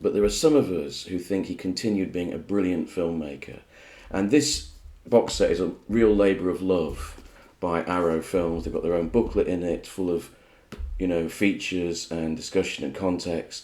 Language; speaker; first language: English; native; English